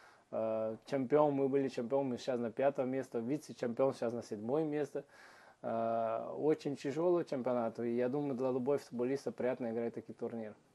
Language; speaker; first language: Russian; non-native, learner; Portuguese